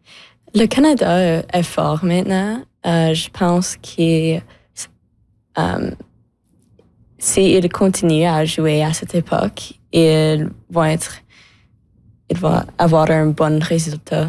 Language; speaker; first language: French; non-native, local second language; English